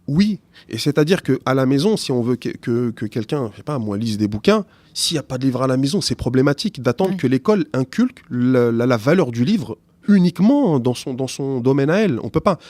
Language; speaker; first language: French; early bilingual, other home language; Arabic